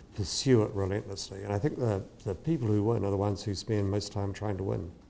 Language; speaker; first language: English; native; English